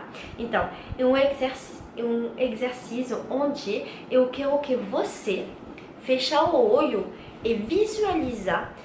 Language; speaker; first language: Portuguese; non-native, learner; French